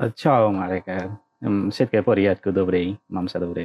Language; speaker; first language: Slovak; non-native, learner; Nepali